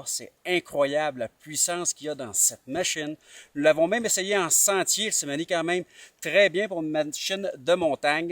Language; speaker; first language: French; native; French